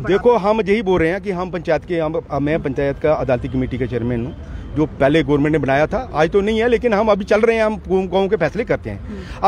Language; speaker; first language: Hindi; native; Hindi